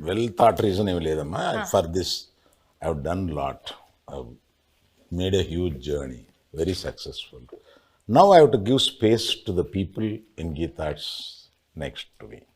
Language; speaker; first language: Telugu; native; Telugu